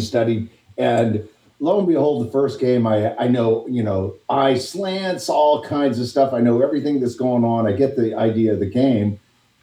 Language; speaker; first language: English; native; English